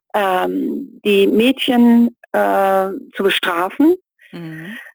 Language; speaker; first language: German; native; German